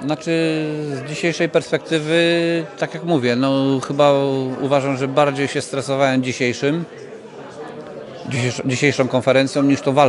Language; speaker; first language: Polish; native; Polish